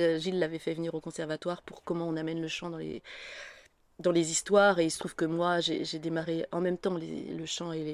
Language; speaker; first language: French; native; French